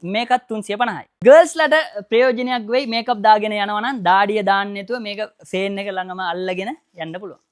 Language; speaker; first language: Sinhala; non-native, local second language; Tamil